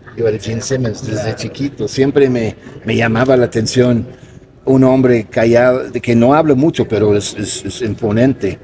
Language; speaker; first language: Spanish; non-native, fluent; English